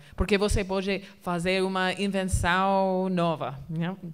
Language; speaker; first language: Portuguese; non-native, fluent; English